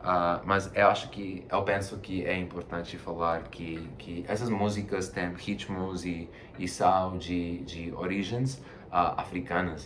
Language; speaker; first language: Portuguese; non-native, fluent; Spanish